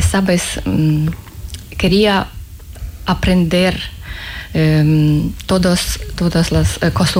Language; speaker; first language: Spanish; non-native, learner; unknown